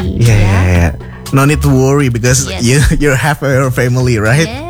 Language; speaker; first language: English; non-native, fluent; Indonesian